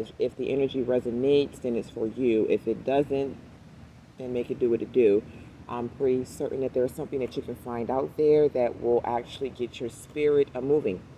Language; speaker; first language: English; native; English